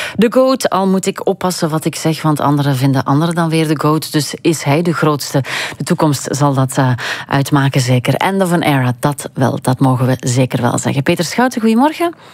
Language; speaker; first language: Dutch; native; Dutch